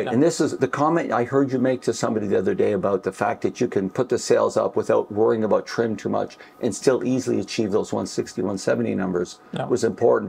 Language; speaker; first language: English; native; English